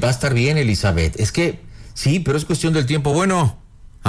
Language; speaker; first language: Spanish; native; Spanish